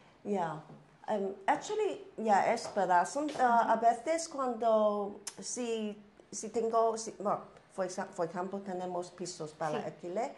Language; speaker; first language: Spanish; non-native, learner; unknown